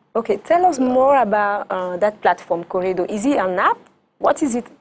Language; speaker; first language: English; non-native, local second language; French